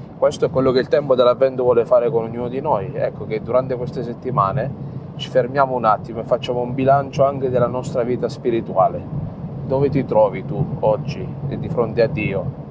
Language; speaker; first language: Italian; native; Italian